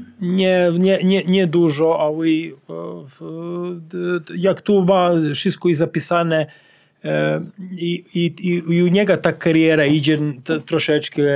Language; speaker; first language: Polish; non-native, learner; Serbian